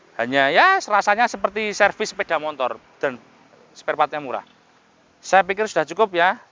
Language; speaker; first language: Indonesian; native; Indonesian